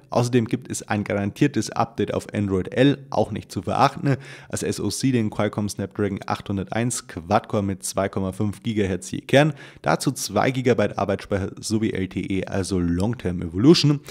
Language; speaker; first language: German; native; German